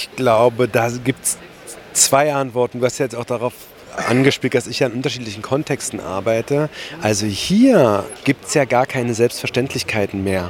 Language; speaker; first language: German; native; German